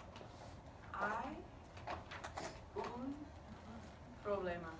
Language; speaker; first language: Spanish; non-native, learner; English